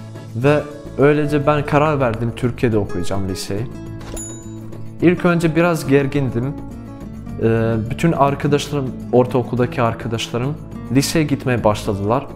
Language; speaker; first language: Turkish; non-native, fluent; Bosnian